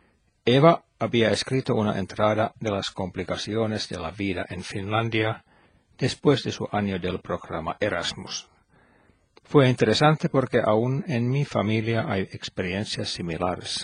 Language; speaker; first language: Spanish; non-native, fluent; Finnish